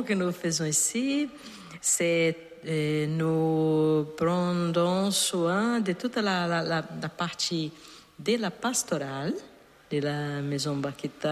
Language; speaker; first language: French; non-native, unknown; Portuguese